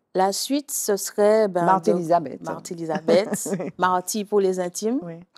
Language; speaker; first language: French; native; French